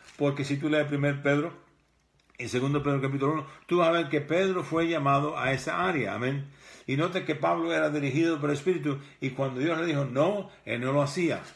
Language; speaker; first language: Spanish; early bilingual, heritage; Spanish